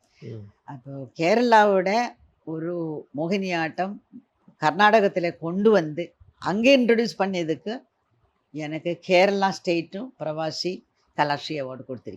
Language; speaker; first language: Tamil; non-native, learner; Malayalam